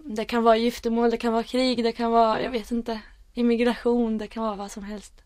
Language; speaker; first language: Swedish; early bilingual, other home language; Arabic